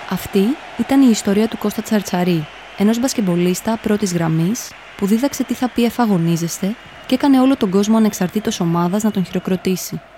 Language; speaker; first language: Greek; native; Greek